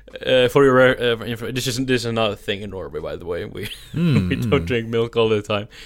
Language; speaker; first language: English; non-native, fluent; Norwegian